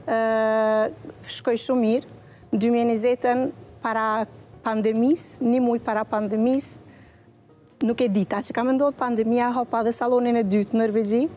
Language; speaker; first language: Albanian; early bilingual, heritage; Albanian